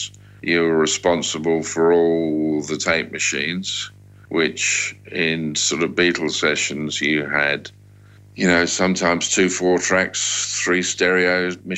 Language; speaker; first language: English; native; English